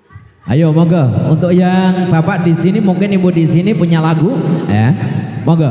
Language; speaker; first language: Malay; non-native, local second language; Javanese